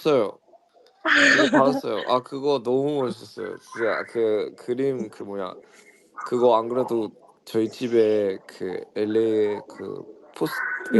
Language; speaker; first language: Korean; early bilingual, heritage; Korean